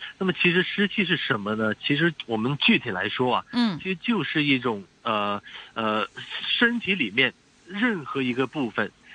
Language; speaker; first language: Chinese; non-native, local second language; Cantonese